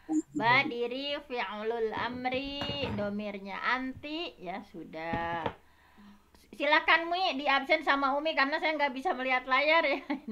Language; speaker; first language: Indonesian; native; Indonesian